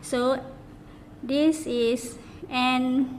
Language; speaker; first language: English; non-native, local second language; Malay